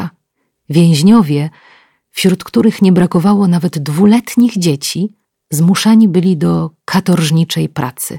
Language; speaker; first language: Polish; native; Polish